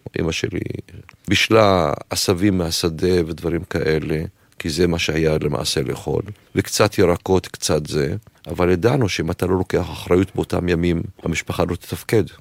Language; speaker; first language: Hebrew; non-native, local second language; Arabic